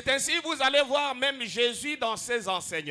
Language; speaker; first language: French; non-native, local second language; Lingala